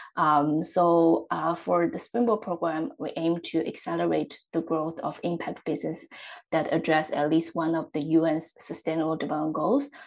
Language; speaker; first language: English; non-native, fluent; Chinese